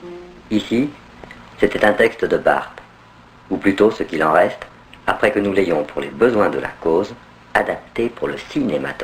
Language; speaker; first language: French; native; French